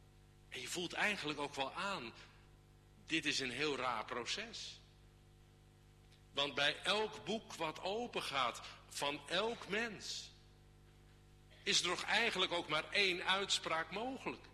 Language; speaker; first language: Dutch; native; Dutch